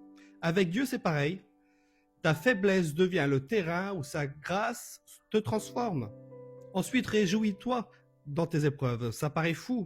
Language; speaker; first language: French; native; French